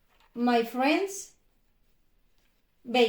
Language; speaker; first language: English; non-native, fluent; Spanish